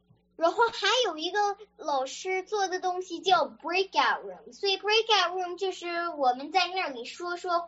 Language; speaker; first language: Chinese; early bilingual, other home language; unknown